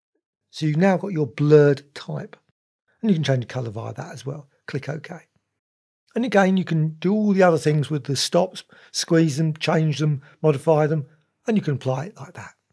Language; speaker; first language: English; native; English